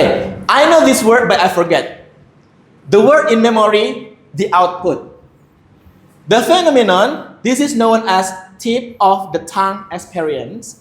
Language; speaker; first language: English; non-native, fluent; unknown